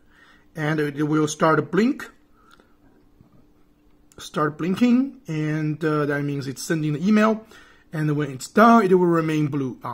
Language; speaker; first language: English; non-native, fluent; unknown